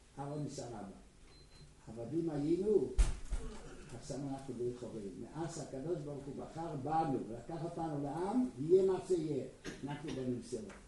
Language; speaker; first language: Hebrew; non-native, fluent; Czech